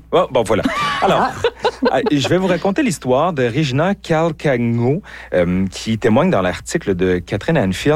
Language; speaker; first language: French; native; French